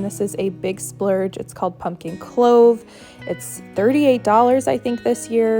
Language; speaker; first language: English; native; English